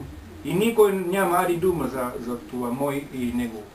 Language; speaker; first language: Bulgarian; non-native, learner; Finnish